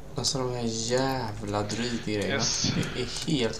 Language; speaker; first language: Swedish; native; Swedish